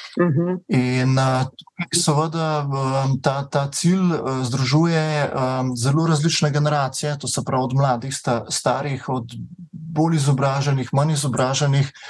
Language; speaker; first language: Slovenian; native; Slovenian